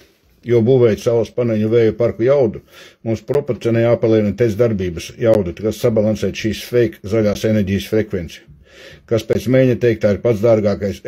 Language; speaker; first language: Latvian; native; Latvian